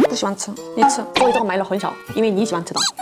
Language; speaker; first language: Chinese; non-native, learner; Korean